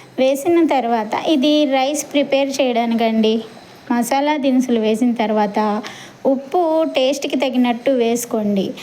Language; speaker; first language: Telugu; non-native, local second language; Urdu